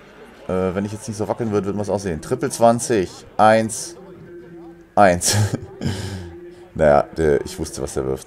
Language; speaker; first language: German; native; German